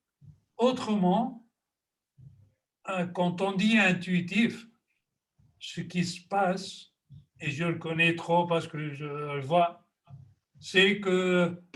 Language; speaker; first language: French; non-native, fluent; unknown